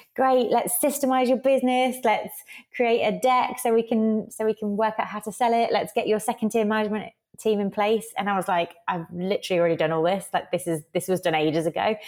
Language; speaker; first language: English; native; English